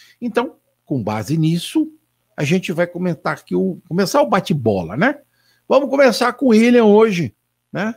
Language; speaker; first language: Portuguese; native; Portuguese